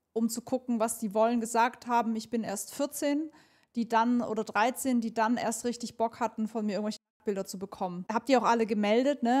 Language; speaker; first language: German; native; German